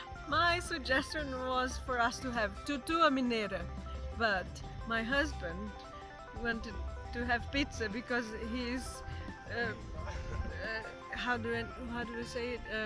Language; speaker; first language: English; non-native, fluent; Portuguese